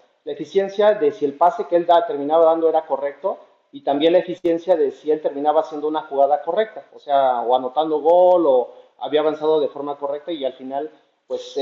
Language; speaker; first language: Spanish; native; Spanish